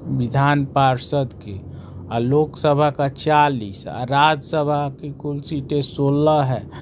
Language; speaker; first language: Hindi; native; Hindi